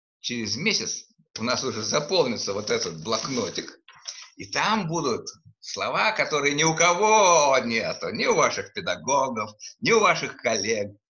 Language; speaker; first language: Russian; native; Russian